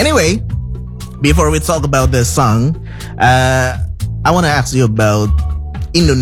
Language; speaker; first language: English; non-native, fluent; Indonesian